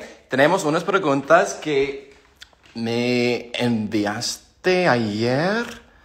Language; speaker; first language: Spanish; non-native, learner; English